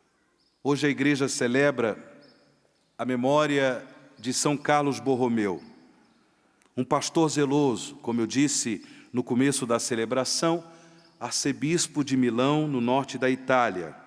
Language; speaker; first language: Portuguese; native; Portuguese